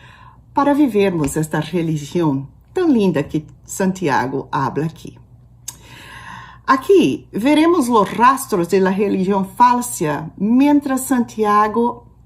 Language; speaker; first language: Portuguese; non-native, fluent; Spanish